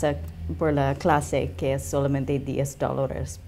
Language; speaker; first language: Spanish; non-native, learner; English